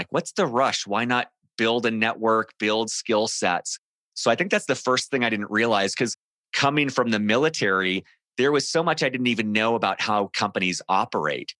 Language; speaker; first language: English; native; English